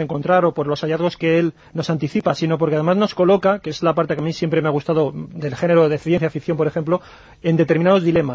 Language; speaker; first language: Spanish; native; Spanish